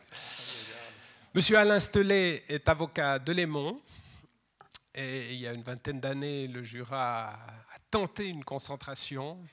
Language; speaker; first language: French; native; French